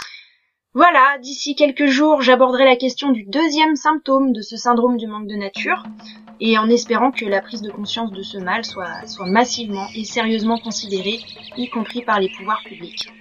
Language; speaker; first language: French; native; French